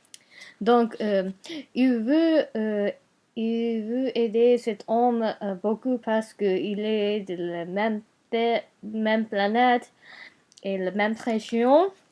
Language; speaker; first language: French; non-native, learner; Japanese